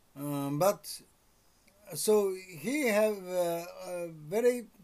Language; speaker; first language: English; non-native, learner; Japanese